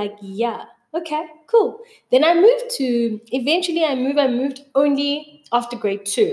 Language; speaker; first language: English; early bilingual, other home language; Zulu